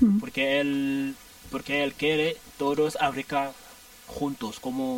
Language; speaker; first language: Spanish; non-native, learner; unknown